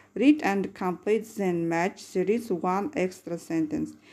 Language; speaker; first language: English; non-native, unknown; Kazakh